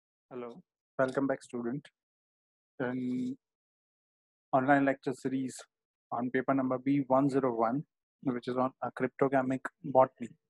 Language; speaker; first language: English; non-native, local second language; Gujarati